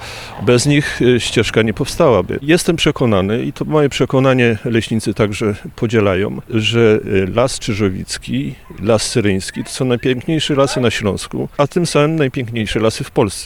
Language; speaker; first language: Polish; native; Polish